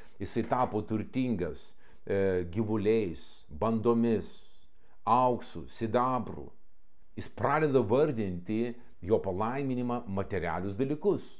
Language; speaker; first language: Lithuanian; non-native, local second language; Russian